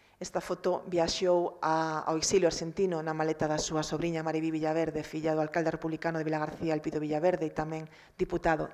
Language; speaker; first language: Galician; native; Galician